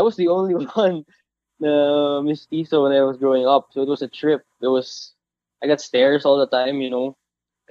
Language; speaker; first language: English; non-native, local second language; Bikol